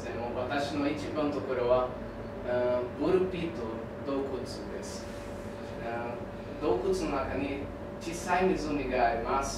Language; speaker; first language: Japanese; non-native, learner; Portuguese